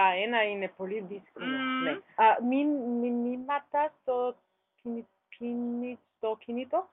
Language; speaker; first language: Greek; non-native, learner; German